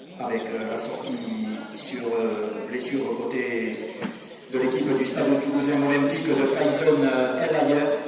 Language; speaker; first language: French; native; French